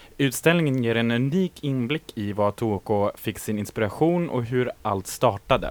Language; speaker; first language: Swedish; native; Swedish